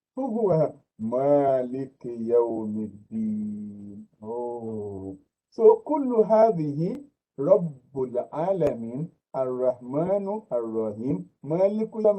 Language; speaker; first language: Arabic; non-native, fluent; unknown